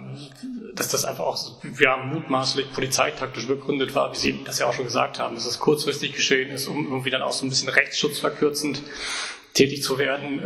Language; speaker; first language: German; native; German